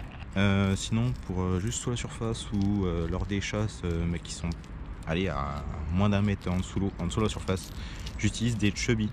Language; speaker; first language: French; native; French